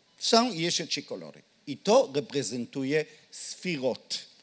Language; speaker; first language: Polish; non-native, learner; Hebrew